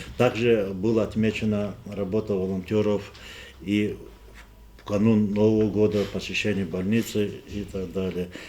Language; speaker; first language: Russian; non-native, local second language; Lezghian